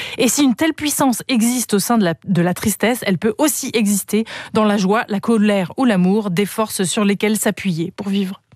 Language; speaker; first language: French; native; French